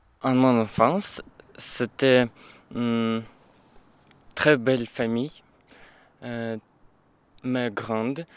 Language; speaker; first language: French; non-native, learner; Ukrainian